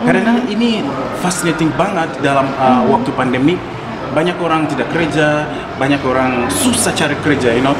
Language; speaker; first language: Indonesian; non-native, fluent; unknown